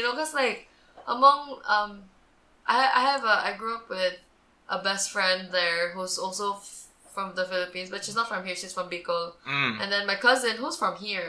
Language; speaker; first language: English; native; English